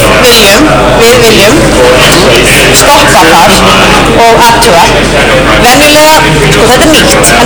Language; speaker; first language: Icelandic; non-native, learner; English